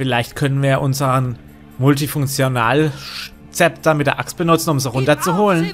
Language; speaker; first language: German; native; German